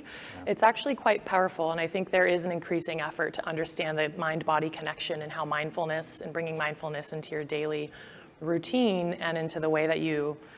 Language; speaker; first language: English; native; English